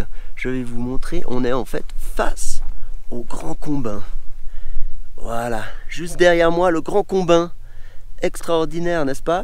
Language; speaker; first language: French; native; French